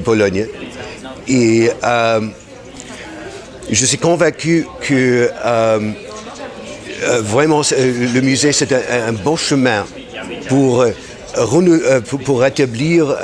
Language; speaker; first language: French; non-native, fluent; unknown